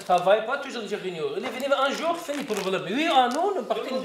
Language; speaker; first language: French; non-native, learner; Arabic